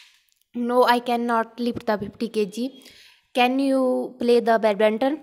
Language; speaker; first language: English; non-native, learner; Hindi